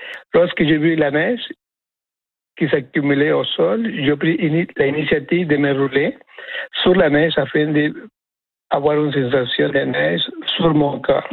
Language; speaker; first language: French; non-native, fluent; Spanish